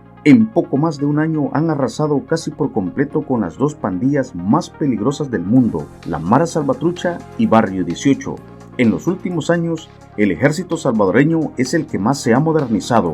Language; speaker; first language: Spanish; native; Spanish